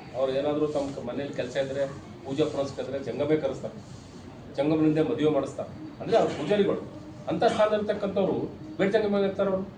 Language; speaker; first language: Kannada; native; Kannada